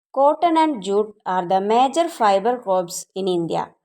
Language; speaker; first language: English; non-native, local second language; Malayalam